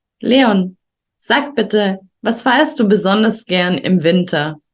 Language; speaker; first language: German; non-native, fluent; Ukrainian